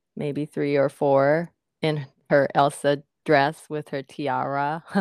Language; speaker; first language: English; non-native, fluent; Japanese